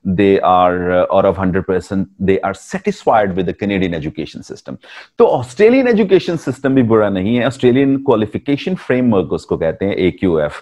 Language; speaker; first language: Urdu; non-native, local second language; Punjabi